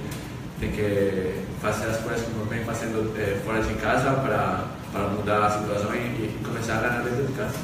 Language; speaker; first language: Portuguese; non-native, fluent; Spanish